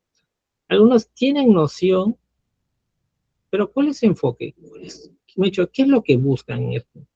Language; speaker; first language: Spanish; native; Spanish